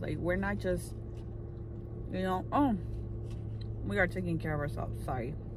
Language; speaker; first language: English; early bilingual, other home language; Spanish